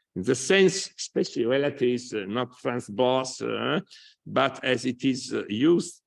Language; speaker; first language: English; non-native, fluent; Italian